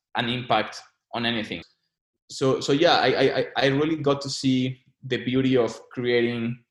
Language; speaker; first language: English; non-native, fluent; Spanish